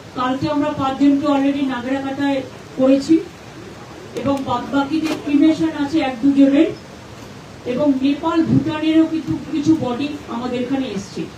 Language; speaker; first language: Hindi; non-native, local second language; Bangla